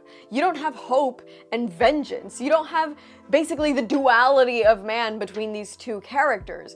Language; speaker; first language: English; native; English